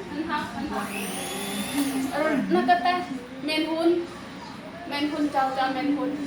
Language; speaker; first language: Chinese; non-native, learner; Indonesian